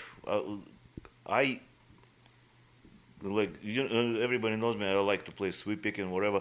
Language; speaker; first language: English; non-native, fluent; Russian